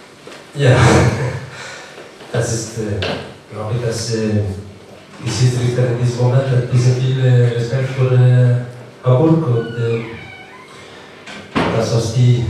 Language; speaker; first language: German; non-native, fluent; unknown